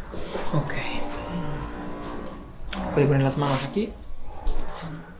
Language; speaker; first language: Spanish; non-native, fluent; Italian